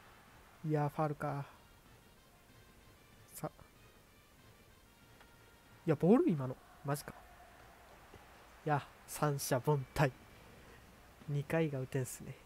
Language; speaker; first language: Japanese; native; Japanese